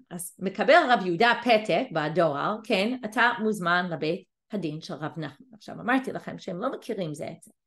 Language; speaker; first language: Hebrew; non-native, fluent; English